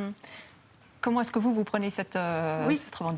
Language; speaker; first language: French; native; French